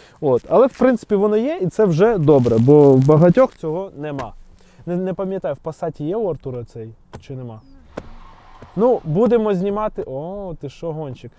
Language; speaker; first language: Ukrainian; non-native, local second language; Russian